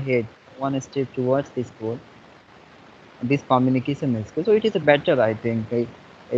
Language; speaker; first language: English; non-native, fluent; Hindi